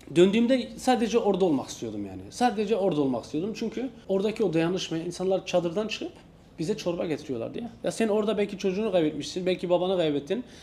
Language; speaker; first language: Turkish; native; Turkish